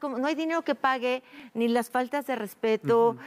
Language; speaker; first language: Spanish; native; Spanish